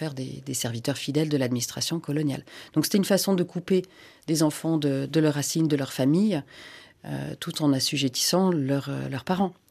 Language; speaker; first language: French; non-native, local second language; Finnish